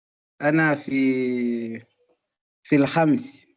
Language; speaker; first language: Arabic; non-native, learner; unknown